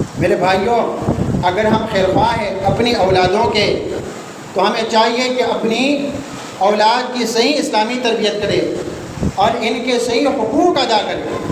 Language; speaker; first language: Urdu; non-native, local second language; Pashto